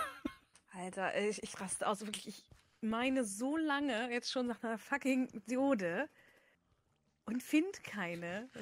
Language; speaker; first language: German; native; German